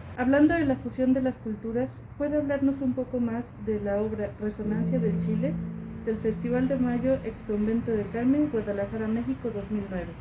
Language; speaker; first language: Spanish; native; Spanish